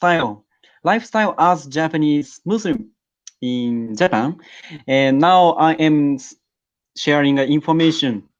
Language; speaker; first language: English; non-native, learner; Japanese